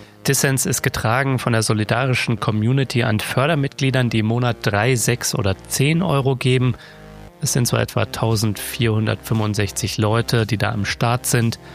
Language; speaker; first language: German; native; German